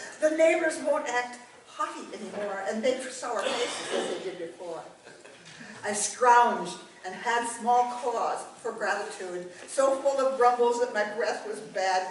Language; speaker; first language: English; native; English